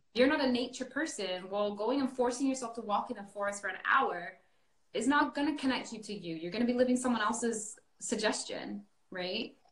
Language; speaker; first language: English; native; English